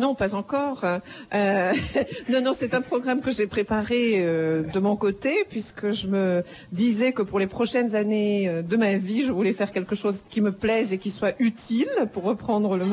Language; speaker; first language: French; native; French